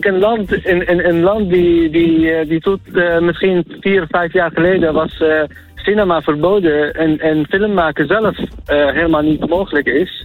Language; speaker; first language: Dutch; non-native, fluent; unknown